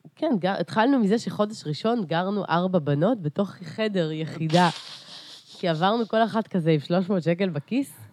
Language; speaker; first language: Hebrew; early bilingual, other home language; Russian